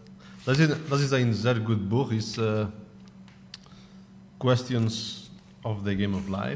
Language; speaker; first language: German; non-native, learner; Spanish